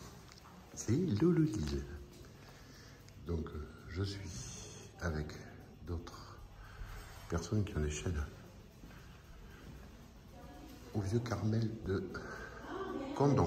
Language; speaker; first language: French; native; French